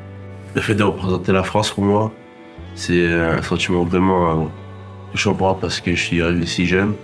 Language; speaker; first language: French; early bilingual, other home language; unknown